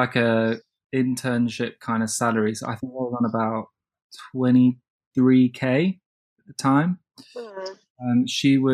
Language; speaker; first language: English; native; English